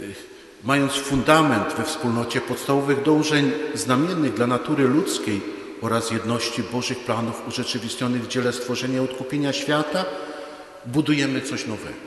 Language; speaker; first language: Polish; native; Polish